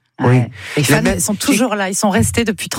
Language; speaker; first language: French; native; French